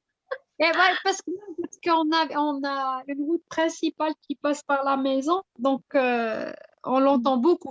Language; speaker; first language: French; non-native, local second language; Arabic